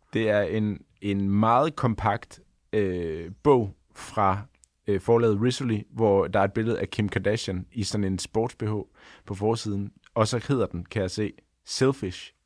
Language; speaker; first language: Danish; native; Danish